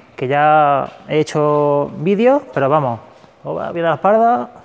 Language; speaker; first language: Spanish; native; Spanish